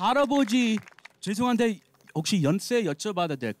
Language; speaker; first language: Korean; non-native, fluent; English